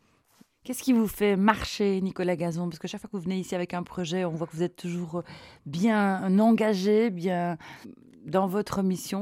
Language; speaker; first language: French; native; French